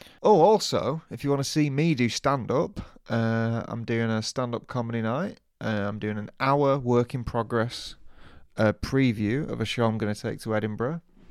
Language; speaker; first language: English; native; English